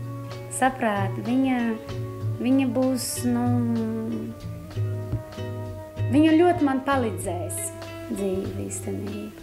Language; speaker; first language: Latvian; non-native, learner; Portuguese